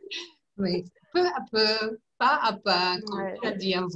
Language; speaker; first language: French; non-native, learner; English